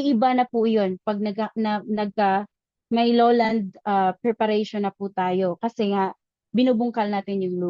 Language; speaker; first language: Filipino; native; Filipino